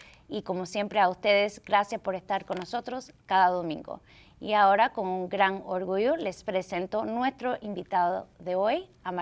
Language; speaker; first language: Spanish; early bilingual, heritage; Spanish